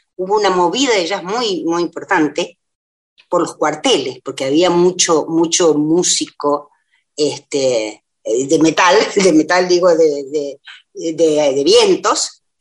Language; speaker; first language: Spanish; native; Spanish